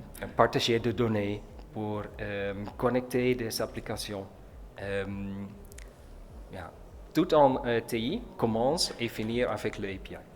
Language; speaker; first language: French; non-native, learner; Dutch